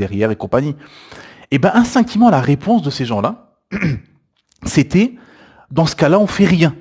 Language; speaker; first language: French; native; French